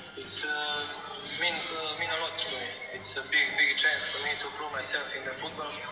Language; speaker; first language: English; non-native, learner; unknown